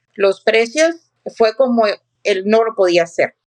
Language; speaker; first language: Spanish; native; Spanish